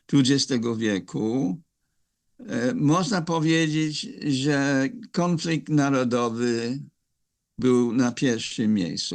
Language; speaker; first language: Polish; non-native, fluent; English